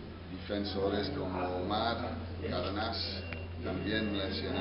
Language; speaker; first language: Spanish; non-native, fluent; English